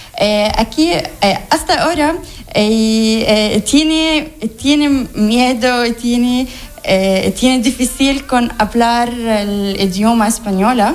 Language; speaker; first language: Spanish; non-native, learner; Arabic